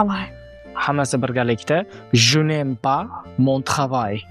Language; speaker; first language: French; non-native, fluent; Uzbek